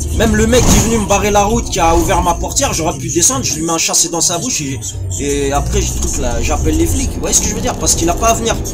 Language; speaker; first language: French; early bilingual, other home language; Arabic